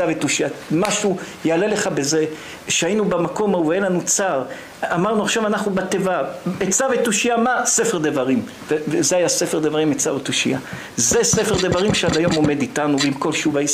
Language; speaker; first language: Hebrew; native; Hebrew